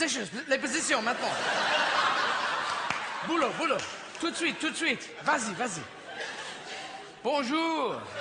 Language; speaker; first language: French; non-native, learner; English